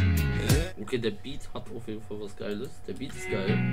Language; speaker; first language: German; native; German